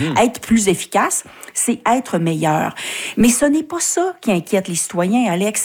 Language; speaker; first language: French; native; French